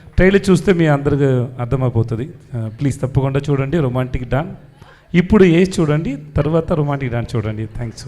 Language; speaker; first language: Telugu; non-native, learner; Tamil